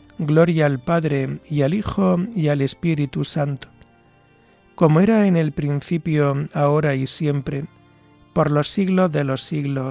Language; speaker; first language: Spanish; native; Spanish